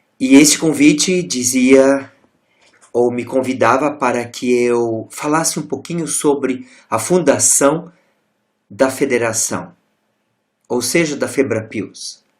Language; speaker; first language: Portuguese; non-native, local second language; German